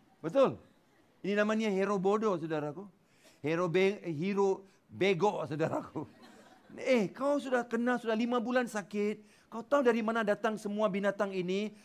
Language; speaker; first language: Malay; non-native, local second language; Tamil